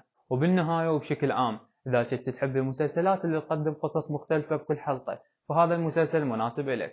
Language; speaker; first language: Arabic; native; Arabic